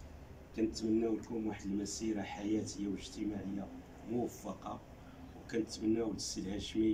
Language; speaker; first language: Arabic; native; Arabic